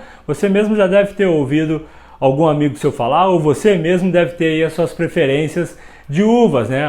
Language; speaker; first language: Portuguese; native; Portuguese